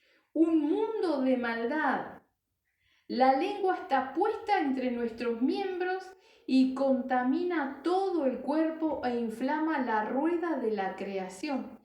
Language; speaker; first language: Spanish; native; Spanish